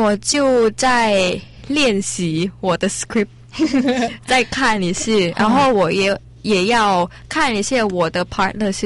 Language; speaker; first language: Chinese; non-native, learner; Thai